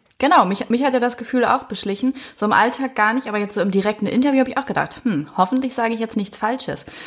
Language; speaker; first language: German; native; German